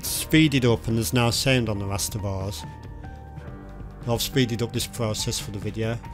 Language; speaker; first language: English; native; English